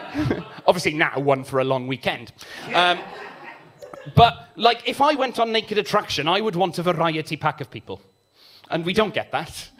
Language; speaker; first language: English; native; English